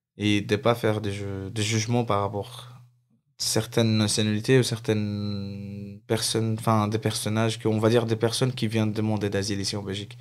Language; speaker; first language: French; non-native, fluent; Arabic